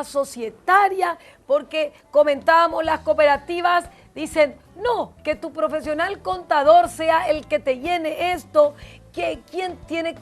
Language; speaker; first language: Spanish; native; Spanish